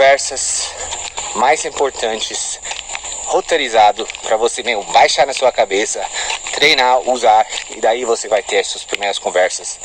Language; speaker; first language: Portuguese; non-native, fluent; English